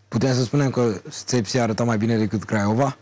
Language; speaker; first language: Romanian; native; Romanian